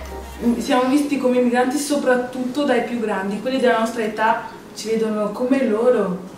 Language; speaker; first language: Italian; early bilingual, other home language; English